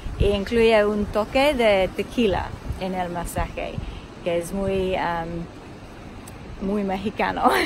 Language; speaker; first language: Spanish; non-native, fluent; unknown